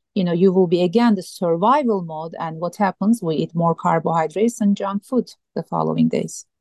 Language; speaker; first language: English; non-native, fluent; Turkish